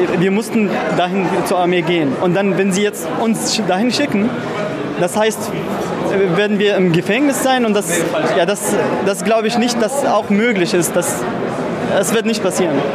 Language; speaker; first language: German; non-native, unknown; Arabic